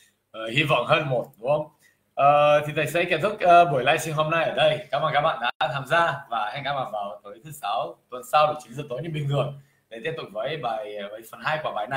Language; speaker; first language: Vietnamese; non-native, fluent; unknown